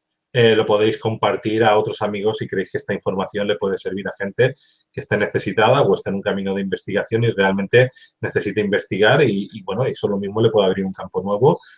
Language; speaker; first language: Spanish; native; Spanish